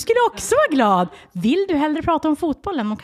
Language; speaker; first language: Swedish; native; Swedish